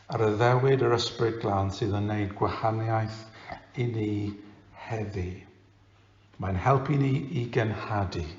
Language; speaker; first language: Welsh; non-native, local second language; English